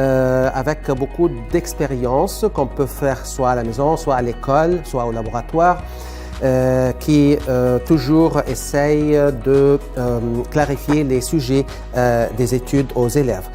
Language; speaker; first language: French; non-native, fluent; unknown